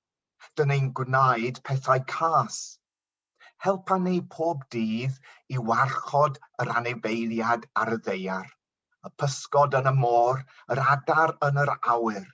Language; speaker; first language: Welsh; non-native, local second language; English